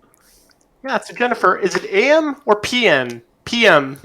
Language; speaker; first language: English; non-native, fluent; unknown